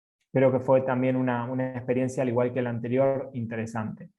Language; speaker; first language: Spanish; native; Spanish